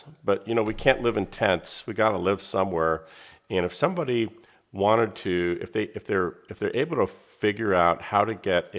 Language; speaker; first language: English; native; English